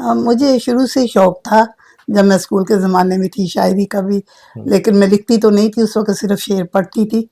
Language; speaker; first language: Urdu; native; Urdu